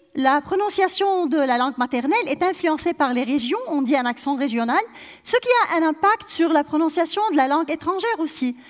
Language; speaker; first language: French; non-native, local second language; Arabic